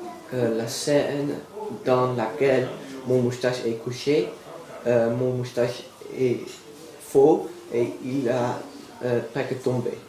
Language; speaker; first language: French; non-native, learner; Dutch